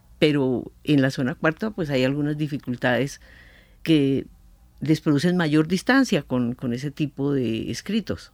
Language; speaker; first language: Spanish; native; Spanish